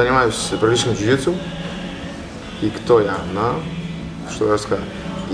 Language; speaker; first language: Russian; non-native, learner; Estonian